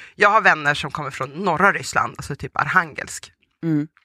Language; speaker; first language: Swedish; early bilingual, other home language; Russian